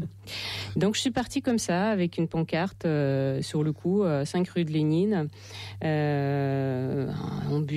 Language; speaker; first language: French; non-native, fluent; Russian